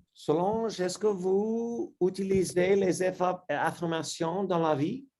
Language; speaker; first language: French; non-native, learner; English